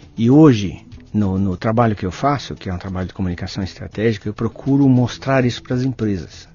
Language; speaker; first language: Portuguese; native; Portuguese